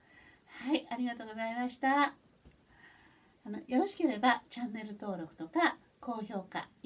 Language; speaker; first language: Japanese; native; Japanese